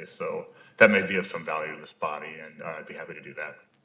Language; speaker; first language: English; native; English